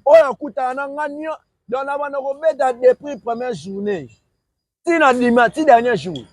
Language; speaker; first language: Lingala; native; Lingala